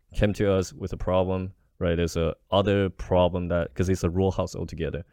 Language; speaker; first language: English; non-native, fluent; Chinese